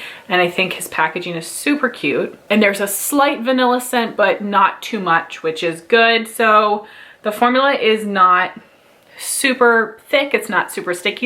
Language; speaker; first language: English; native; English